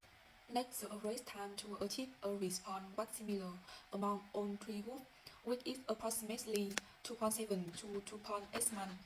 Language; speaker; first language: English; non-native, learner; Vietnamese